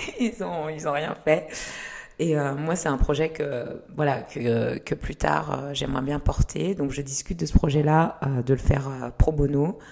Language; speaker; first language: French; early bilingual, other home language; Kinyarwanda